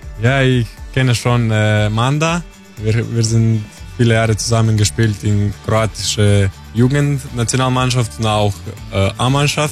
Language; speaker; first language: German; non-native, learner; Croatian